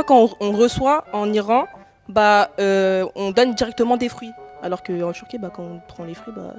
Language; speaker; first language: French; native; French